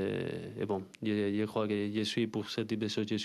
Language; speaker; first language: French; non-native, fluent; Spanish